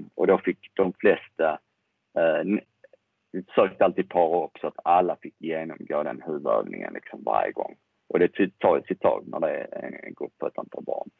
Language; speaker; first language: Swedish; native; Swedish